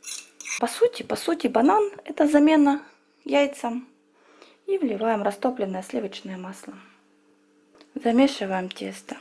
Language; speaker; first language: Russian; native; Russian